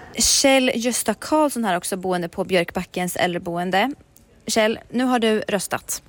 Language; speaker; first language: Swedish; native; Swedish